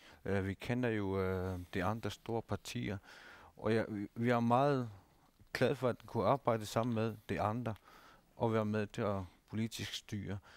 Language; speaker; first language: Danish; non-native, local second language; Kalaallisut